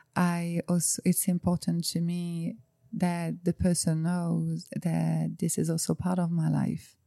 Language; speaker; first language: English; non-native, fluent; French